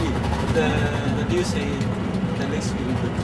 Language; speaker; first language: English; non-native, learner; Chinese